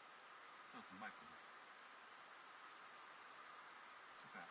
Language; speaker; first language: Japanese; non-native, learner; Russian